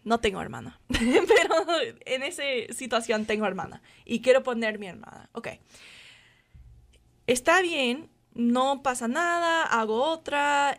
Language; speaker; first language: Spanish; non-native, learner; English